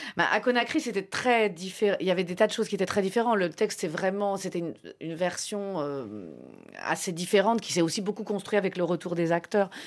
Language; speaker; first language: French; native; French